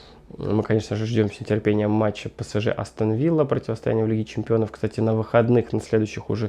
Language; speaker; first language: Russian; native; Russian